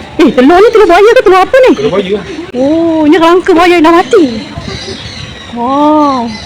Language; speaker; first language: Malay; native; Malay